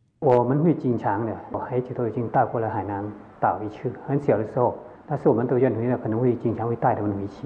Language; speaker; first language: Chinese; early bilingual, heritage; Chinese